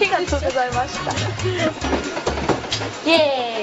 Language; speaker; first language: Japanese; non-native, learner; Chinese